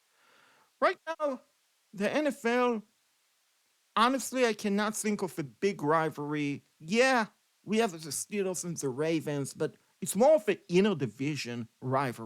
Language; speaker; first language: English; non-native, fluent; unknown